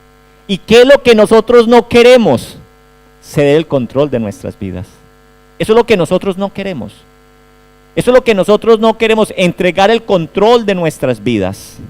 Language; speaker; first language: Spanish; native; Spanish